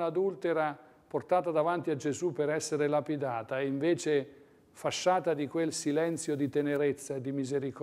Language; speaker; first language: Italian; native; Italian